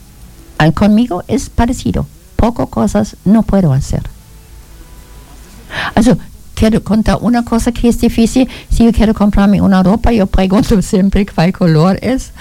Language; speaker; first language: Spanish; non-native, learner; German